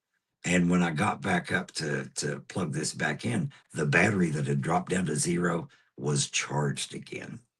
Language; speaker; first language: English; native; English